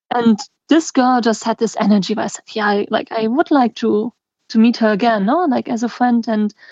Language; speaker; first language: English; non-native, fluent; German